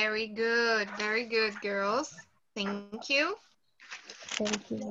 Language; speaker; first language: English; non-native, fluent; Portuguese